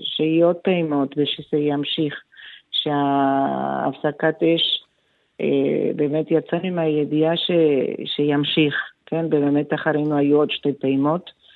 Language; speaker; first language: Hebrew; non-native, fluent; Spanish